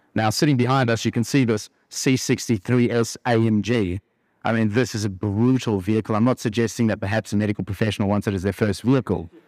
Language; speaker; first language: English; native; English